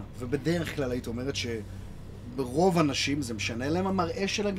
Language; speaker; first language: Hebrew; native; Hebrew